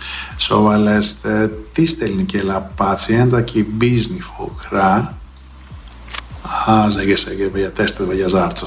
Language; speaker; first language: Hungarian; non-native, fluent; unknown